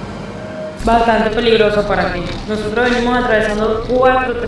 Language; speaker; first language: Spanish; native; Spanish